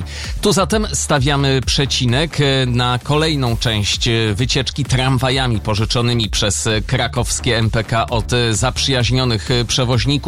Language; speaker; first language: Polish; native; Polish